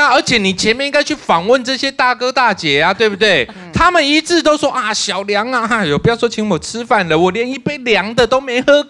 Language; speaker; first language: Chinese; native; Chinese